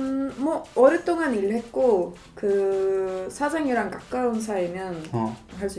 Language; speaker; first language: Korean; non-native, learner; Swedish